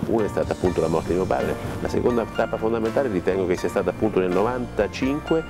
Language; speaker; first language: Italian; native; Italian